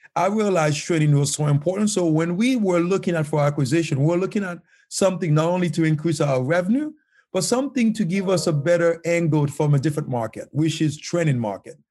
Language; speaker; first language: English; non-native, fluent; Haitian Creole